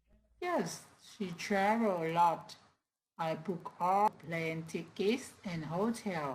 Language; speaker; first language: English; non-native, learner; Vietnamese